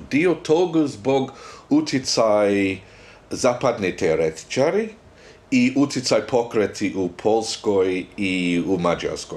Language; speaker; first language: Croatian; non-native, fluent; English